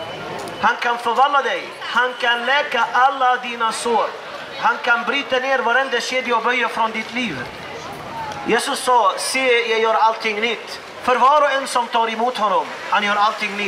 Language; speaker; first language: Swedish; non-native, fluent; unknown